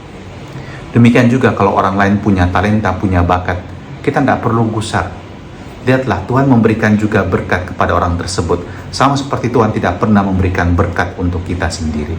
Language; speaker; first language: Indonesian; native; Indonesian